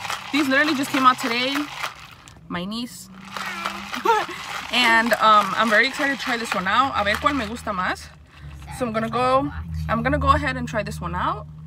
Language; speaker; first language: English; early bilingual, other home language; Spanish